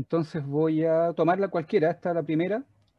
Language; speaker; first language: Spanish; native; Spanish